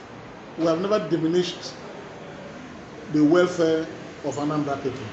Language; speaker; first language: English; non-native, local second language; Igbo